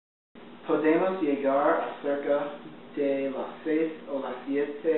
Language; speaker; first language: Spanish; non-native, learner; English